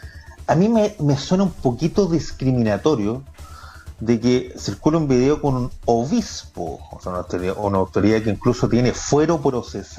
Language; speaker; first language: Spanish; native; Spanish